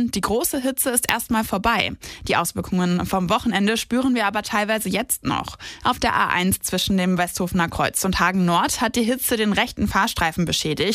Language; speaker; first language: German; native; German